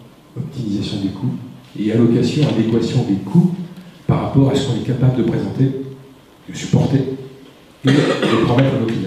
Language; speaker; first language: French; native; French